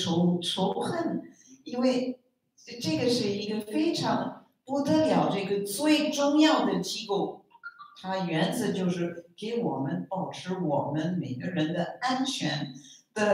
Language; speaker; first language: Chinese; non-native, fluent; French